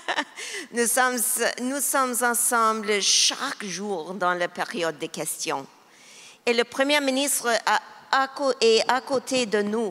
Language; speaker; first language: French; non-native, local second language; English